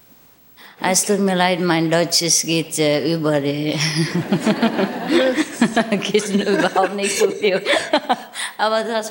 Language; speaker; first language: German; non-native, learner; Vietnamese